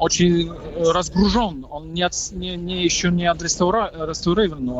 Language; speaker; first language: Russian; non-native, fluent; Polish